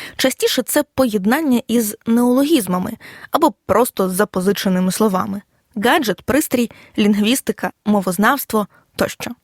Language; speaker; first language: Ukrainian; native; Ukrainian